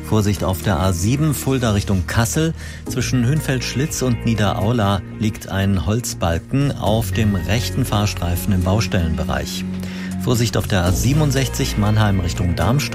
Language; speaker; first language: German; native; German